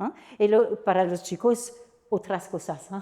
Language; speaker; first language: Spanish; non-native, fluent; French